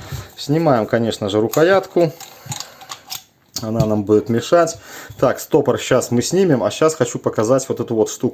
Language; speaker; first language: Russian; native; Russian